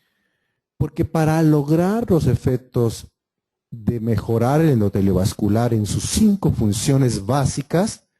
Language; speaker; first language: Spanish; native; Spanish